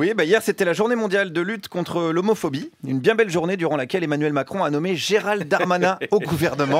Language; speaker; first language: French; native; French